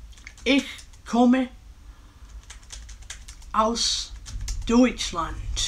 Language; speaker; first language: German; non-native, learner; English